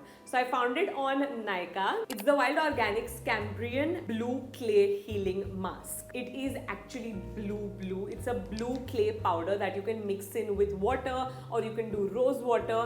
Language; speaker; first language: English; non-native, local second language; Hindi